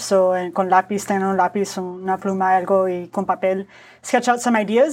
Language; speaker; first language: Spanish; early bilingual, heritage; Spanish